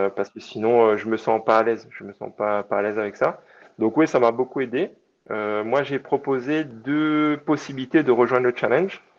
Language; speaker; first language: French; native; French